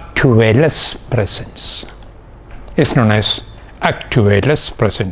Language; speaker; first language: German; non-native, fluent; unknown